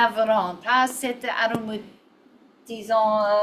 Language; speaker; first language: French; non-native, learner; English